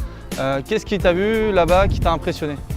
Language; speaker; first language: French; native; French